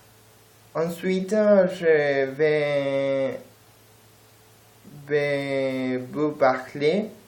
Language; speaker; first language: French; non-native, learner; Spanish